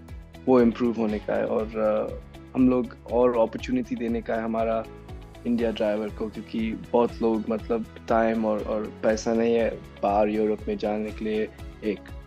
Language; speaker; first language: Hindi; non-native, local second language; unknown